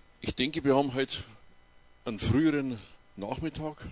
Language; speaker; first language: German; native; German